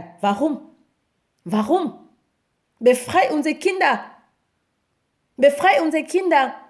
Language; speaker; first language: German; non-native, learner; Lingala